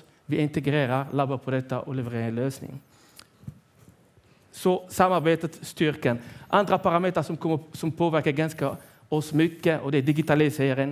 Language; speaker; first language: Swedish; non-native, fluent; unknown